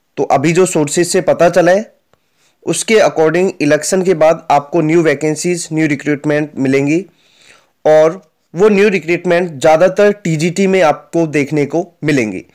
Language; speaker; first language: Hindi; native; Hindi